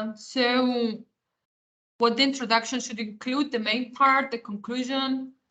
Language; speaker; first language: English; non-native, fluent; Greek